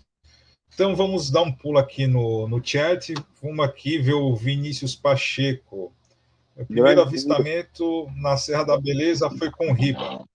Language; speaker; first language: Portuguese; native; Portuguese